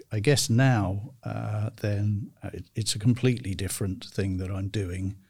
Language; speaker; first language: English; native; English